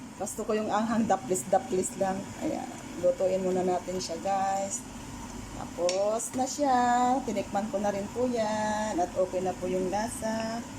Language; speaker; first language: Filipino; non-native, local second language; Iloko